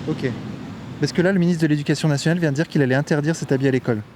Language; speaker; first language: French; native; French